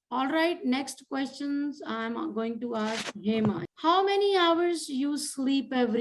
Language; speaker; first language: English; non-native, local second language; Hindi